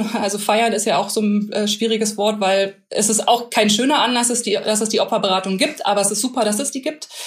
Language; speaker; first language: German; native; German